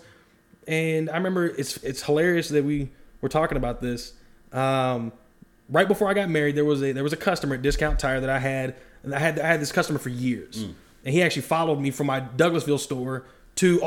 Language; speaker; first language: English; native; English